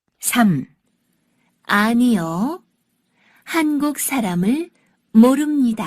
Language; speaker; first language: Korean; non-native, learner; Sinhala